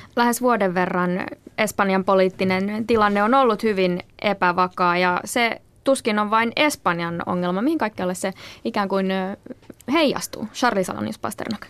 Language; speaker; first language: Finnish; native; Finnish